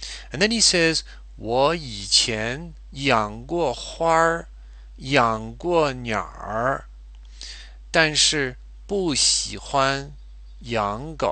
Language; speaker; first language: Chinese; non-native, fluent; English